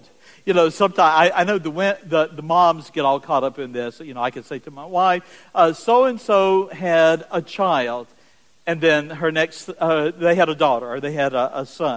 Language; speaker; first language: English; native; English